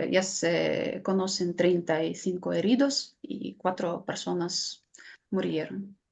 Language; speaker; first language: Spanish; non-native, fluent; Ukrainian